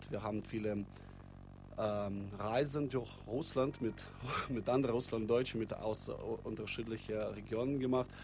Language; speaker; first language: German; non-native, fluent; Russian